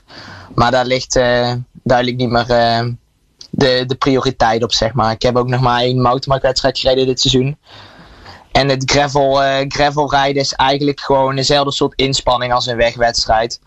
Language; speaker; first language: Dutch; native; Dutch